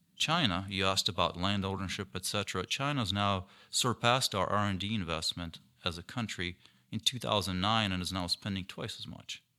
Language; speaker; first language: English; non-native, fluent; Ukrainian